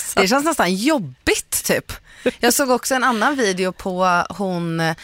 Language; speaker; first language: Swedish; native; Swedish